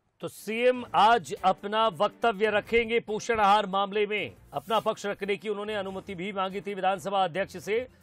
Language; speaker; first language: Hindi; native; Hindi